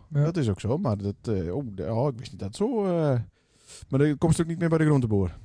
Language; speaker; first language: Dutch; native; Dutch